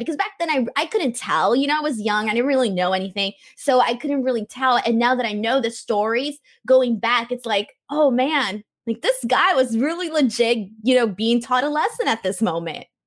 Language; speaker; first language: English; native; English